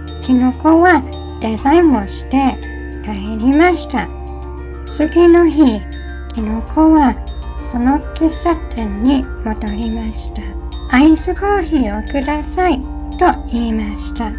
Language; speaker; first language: Japanese; non-native, learner; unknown